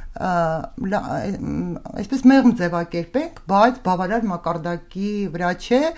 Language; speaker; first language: Armenian; native; Armenian